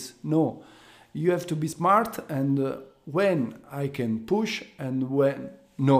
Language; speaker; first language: English; non-native, learner; Italian